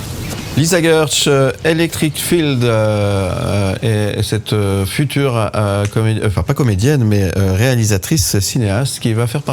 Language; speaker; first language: French; native; French